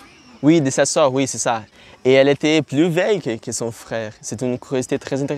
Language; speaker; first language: French; non-native, learner; Portuguese